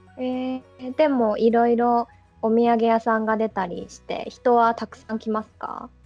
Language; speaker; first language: Japanese; native; Japanese